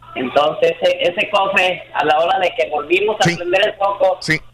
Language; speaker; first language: Spanish; native; Spanish